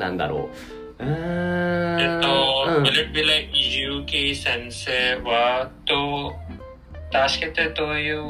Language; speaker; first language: Japanese; non-native, learner; English